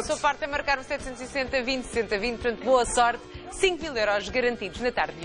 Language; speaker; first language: Portuguese; native; Portuguese